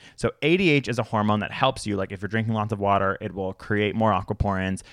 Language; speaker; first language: English; native; English